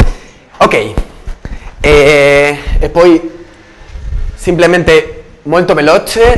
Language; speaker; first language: Italian; non-native, learner; Spanish